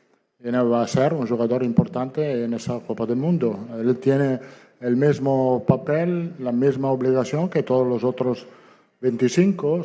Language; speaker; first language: Spanish; non-native, fluent; Italian